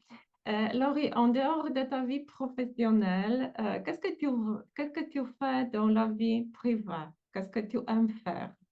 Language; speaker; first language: French; non-native, fluent; Polish